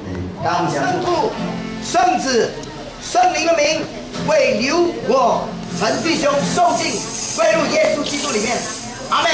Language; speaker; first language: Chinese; non-native, local second language; Min Nan Chinese